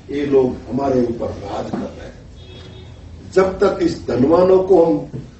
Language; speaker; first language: Hindi; non-native, local second language; Gujarati